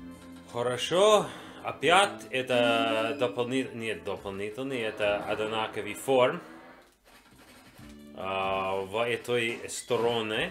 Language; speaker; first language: Russian; non-native, learner; English